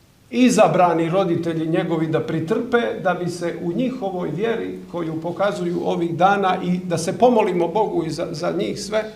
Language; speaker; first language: Croatian; native; Croatian